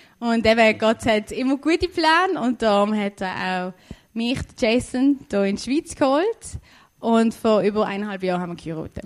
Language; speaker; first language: German; native; German